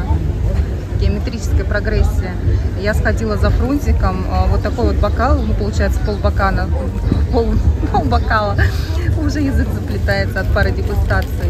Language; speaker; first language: Russian; native; Russian